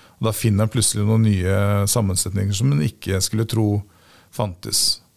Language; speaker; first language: Norwegian; native; Norwegian